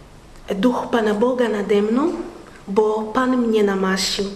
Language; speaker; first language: Polish; non-native, learner; Portuguese